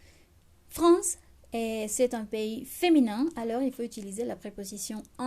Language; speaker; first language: French; non-native, fluent; Spanish